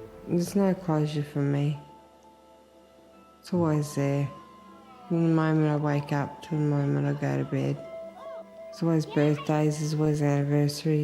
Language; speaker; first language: English; native; English